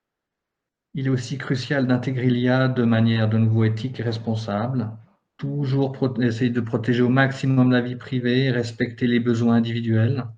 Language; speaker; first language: French; native; French